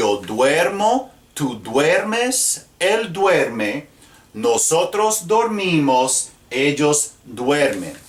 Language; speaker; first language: Spanish; non-native, fluent; English